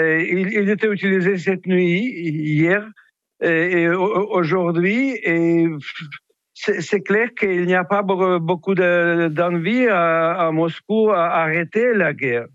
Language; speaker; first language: French; non-native, fluent; Russian